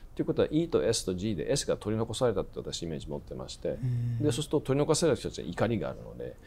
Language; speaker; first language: Japanese; early bilingual, other home language; English